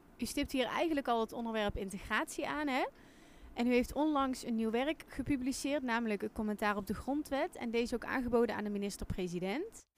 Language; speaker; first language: Dutch; native; Dutch